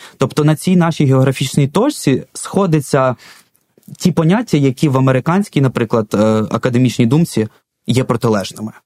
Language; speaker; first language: Ukrainian; non-native, local second language; Russian